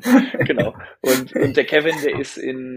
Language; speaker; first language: German; native; German